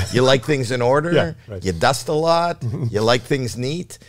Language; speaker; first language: English; native; English